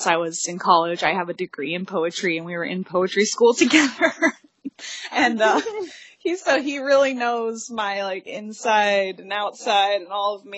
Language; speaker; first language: English; native; English